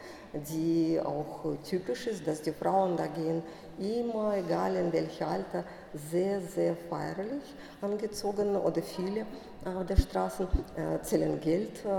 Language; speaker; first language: German; non-native, fluent; Russian